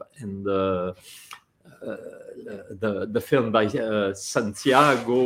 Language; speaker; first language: English; non-native, local second language; French